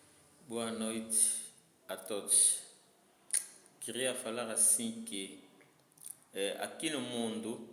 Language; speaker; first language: Portuguese; non-native, learner; Lingala